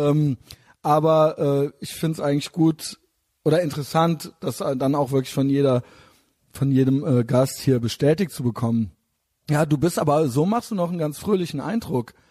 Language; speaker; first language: German; native; German